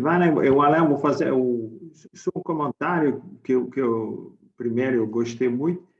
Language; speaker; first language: Portuguese; non-native, fluent; French